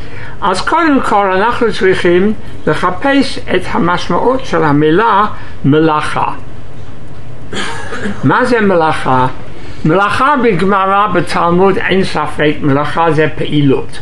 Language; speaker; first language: Hebrew; non-native, fluent; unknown